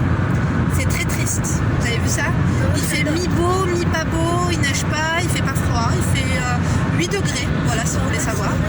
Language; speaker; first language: French; native; French